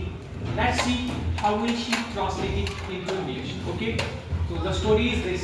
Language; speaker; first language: English; non-native, local second language; Hindi